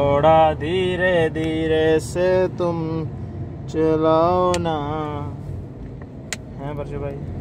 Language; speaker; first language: Hindi; non-native, local second language; Punjabi